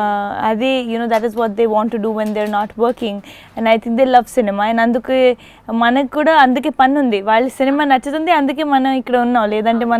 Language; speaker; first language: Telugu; non-native, local second language; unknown